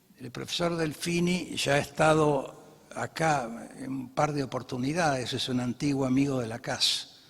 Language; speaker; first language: Spanish; native; Spanish